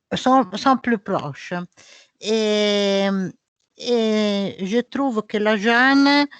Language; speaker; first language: French; non-native, learner; Italian